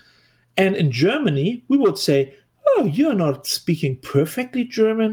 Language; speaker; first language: English; non-native, fluent; German